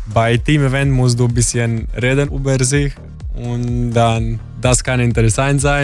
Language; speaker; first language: German; non-native, learner; Croatian